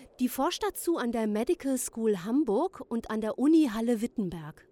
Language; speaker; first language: German; native; German